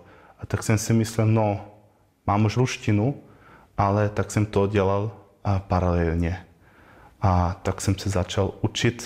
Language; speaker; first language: Czech; non-native, learner; German